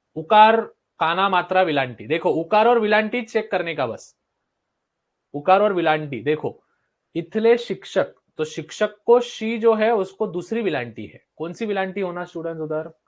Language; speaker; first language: Hindi; non-native, local second language; Marathi